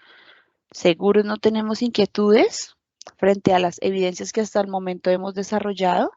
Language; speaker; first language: Spanish; native; Spanish